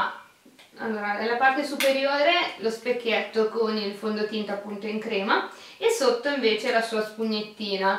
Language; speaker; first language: Italian; native; Italian